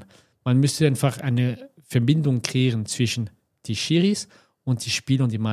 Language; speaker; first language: German; non-native, fluent; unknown